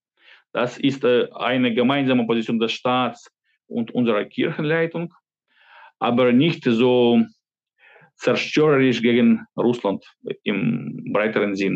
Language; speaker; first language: German; non-native, fluent; Ukrainian